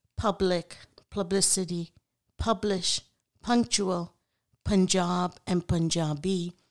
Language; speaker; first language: English; non-native, local second language; Urdu